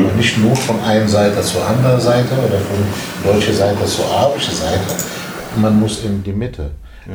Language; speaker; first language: German; non-native, learner; Arabic